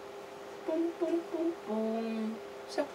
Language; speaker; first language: Russian; non-native, learner; Chinese